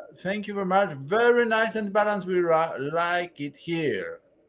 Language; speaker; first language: English; non-native, fluent; Polish